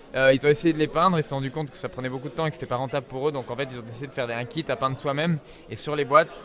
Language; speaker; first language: French; native; French